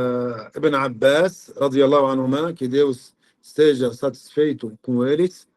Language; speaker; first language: Portuguese; non-native, fluent; Arabic